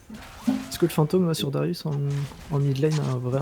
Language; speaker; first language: French; native; French